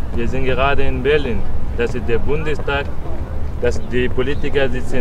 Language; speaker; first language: German; non-native, learner; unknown